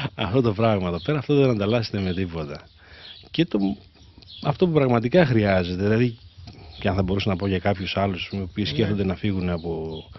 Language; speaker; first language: Greek; native; Greek